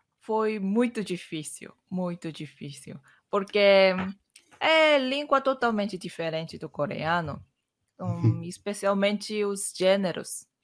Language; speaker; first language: Portuguese; non-native, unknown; Korean